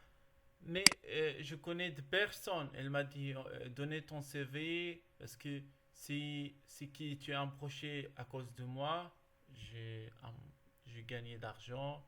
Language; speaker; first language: French; non-native, learner; Arabic